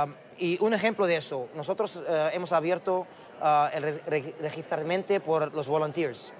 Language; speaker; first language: Spanish; non-native, learner; Arabic